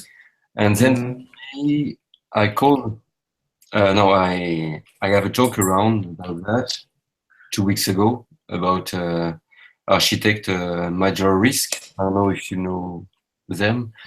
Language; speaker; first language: English; non-native, learner; French